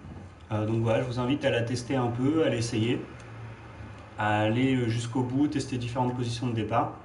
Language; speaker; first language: French; native; French